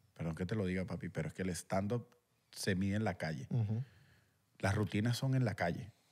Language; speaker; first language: Spanish; native; Spanish